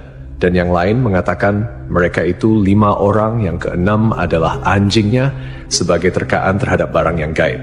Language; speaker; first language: Indonesian; native; Indonesian